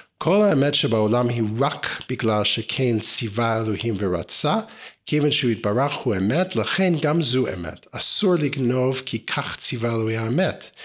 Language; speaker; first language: Hebrew; non-native, fluent; English